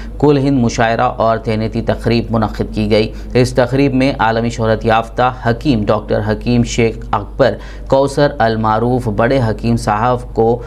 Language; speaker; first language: Urdu; native; Urdu